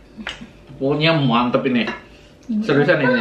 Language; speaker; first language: Indonesian; native; Indonesian